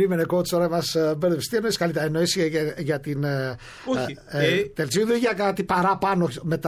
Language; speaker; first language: Greek; native; Greek